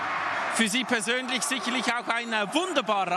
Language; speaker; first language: German; native; German